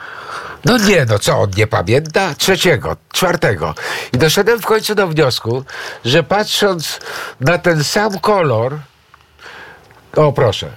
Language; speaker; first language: Polish; native; Polish